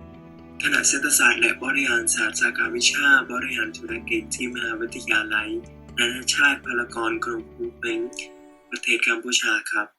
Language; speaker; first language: Thai; non-native, learner; Khmer